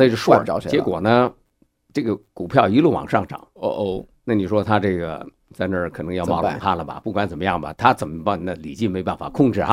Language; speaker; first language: Chinese; native; Chinese